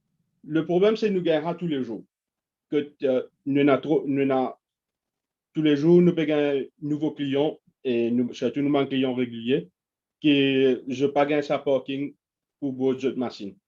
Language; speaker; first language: French; non-native, local second language; Morisyen